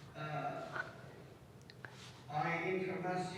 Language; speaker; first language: Spanish; non-native, learner; English